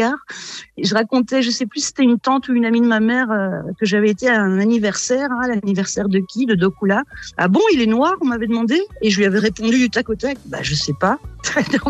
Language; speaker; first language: French; native; French